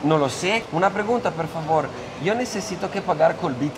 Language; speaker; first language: Spanish; non-native, learner; Italian